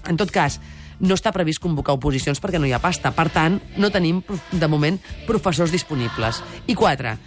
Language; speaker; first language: Catalan; native; Catalan